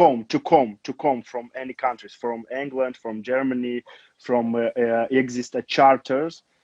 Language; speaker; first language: English; non-native, learner; Romanian